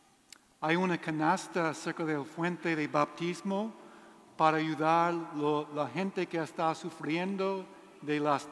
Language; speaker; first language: Spanish; non-native, learner; English